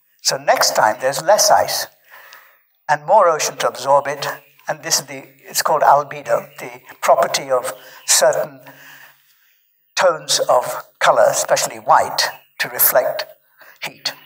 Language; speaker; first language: English; non-native, local second language; Marathi